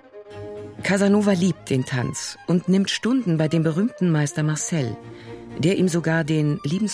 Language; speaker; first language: German; native; German